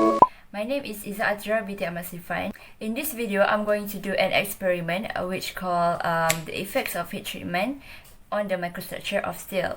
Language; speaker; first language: English; non-native, local second language; Malay